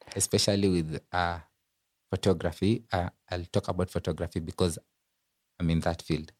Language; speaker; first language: English; non-native, local second language; Luo (Kenya and Tanzania)